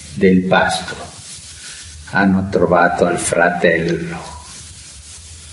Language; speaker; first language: Italian; non-native, fluent; Spanish